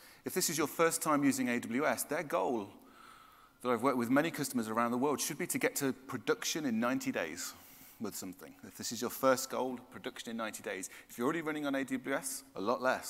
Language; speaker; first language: English; native; English